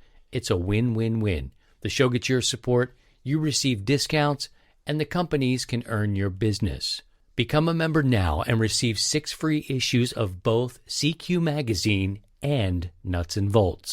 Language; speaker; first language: English; native; English